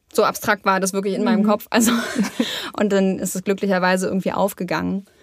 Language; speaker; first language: German; native; German